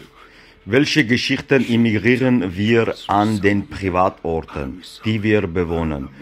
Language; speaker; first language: German; non-native, learner; Georgian